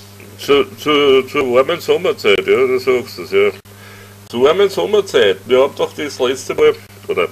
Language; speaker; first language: German; native; German